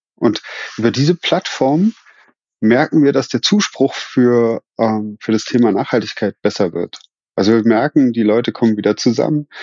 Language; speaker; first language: German; native; German